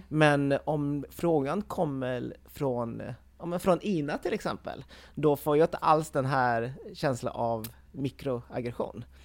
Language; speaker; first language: Swedish; early bilingual, other home language; Vietnamese